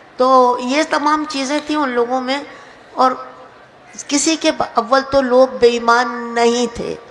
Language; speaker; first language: Urdu; native; Urdu